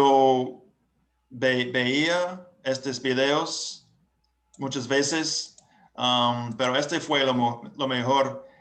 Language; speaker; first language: Spanish; non-native, learner; English